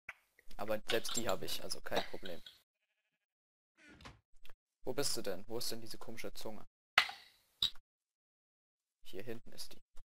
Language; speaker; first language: German; native; German